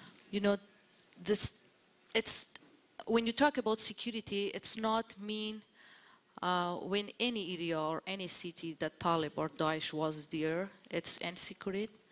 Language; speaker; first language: English; non-native, learner; Persian